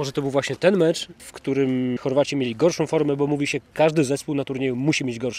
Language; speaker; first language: Polish; native; Polish